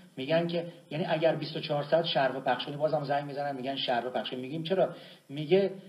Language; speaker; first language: Persian; native; Persian